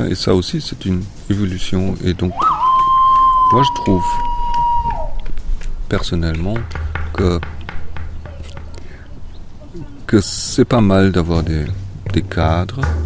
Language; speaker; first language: French; non-native, fluent; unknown